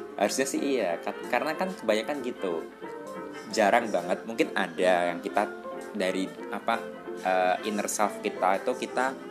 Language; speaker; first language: Indonesian; early bilingual, heritage; Indonesian